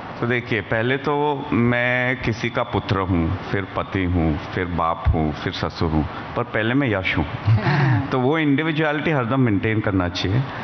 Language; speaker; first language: Hindi; native; Hindi